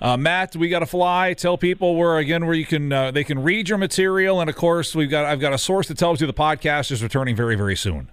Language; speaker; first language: English; native; English